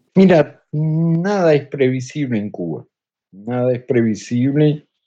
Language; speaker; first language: Spanish; native; Spanish